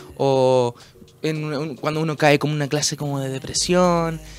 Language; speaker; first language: Spanish; native; Spanish